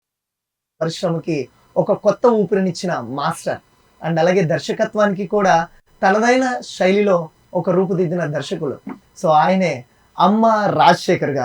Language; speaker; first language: Telugu; native; Telugu